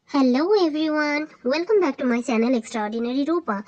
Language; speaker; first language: Hindi; non-native, local second language; Bangla